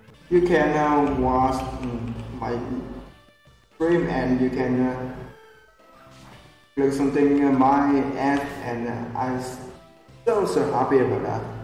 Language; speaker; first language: English; non-native, learner; Vietnamese